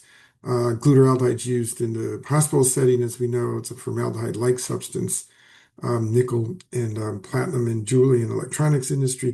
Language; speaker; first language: English; native; English